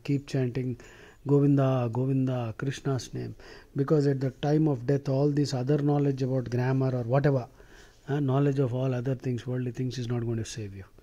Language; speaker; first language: English; non-native, local second language; Telugu